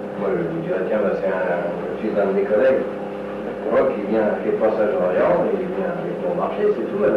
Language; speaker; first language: French; native; French